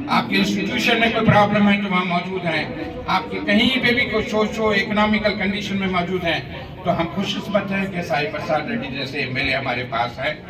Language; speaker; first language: Urdu; native; Urdu